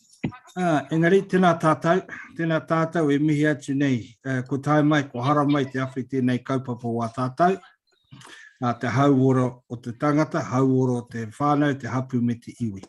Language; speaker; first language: Māori; non-native, local second language; English